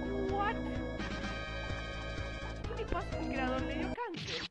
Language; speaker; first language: Spanish; native; Spanish